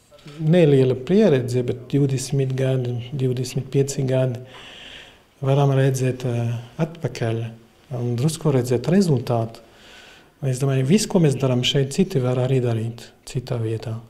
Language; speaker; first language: Latvian; non-native, learner; French